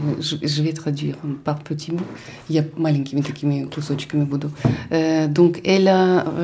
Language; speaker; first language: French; non-native, fluent; Russian